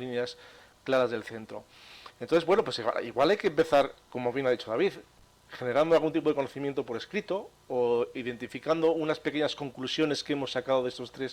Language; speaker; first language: Spanish; native; Spanish